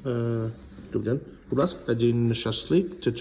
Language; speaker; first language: Russian; non-native, learner; English